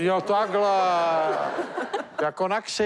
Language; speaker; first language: Czech; native; Czech